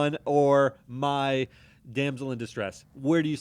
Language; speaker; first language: English; native; English